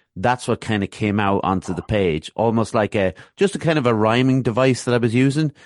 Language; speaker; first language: English; native; English